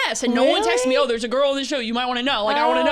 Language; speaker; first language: English; native; English